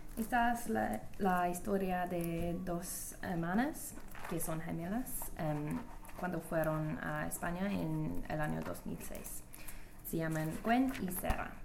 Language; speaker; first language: Spanish; non-native, learner; English